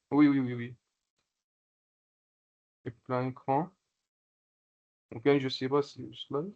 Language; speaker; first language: French; non-native, local second language; Comorian